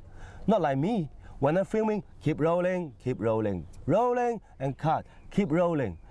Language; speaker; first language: English; non-native, fluent; Cantonese